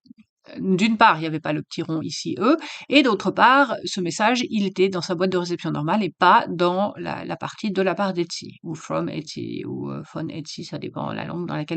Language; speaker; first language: French; native; French